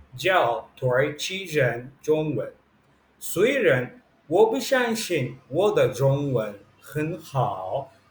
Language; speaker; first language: Chinese; non-native, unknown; Turkish